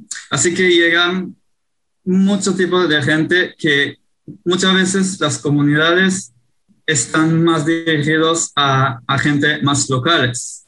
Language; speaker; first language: Spanish; non-native, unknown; Hebrew